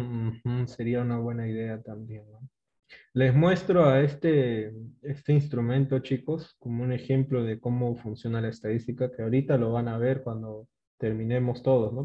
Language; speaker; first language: Spanish; native; Spanish